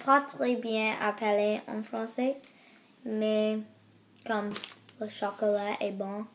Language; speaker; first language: French; non-native, learner; English